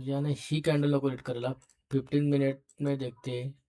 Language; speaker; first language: Hindi; non-native, local second language; Marathi